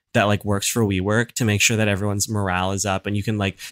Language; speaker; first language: English; native; English